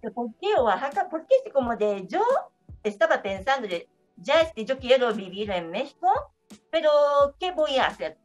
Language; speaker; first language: Spanish; non-native, learner; Japanese